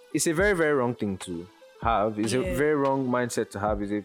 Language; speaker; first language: English; non-native, local second language; Yoruba